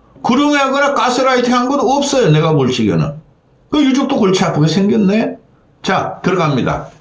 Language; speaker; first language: Korean; native; Korean